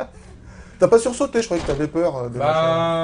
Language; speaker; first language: French; native; French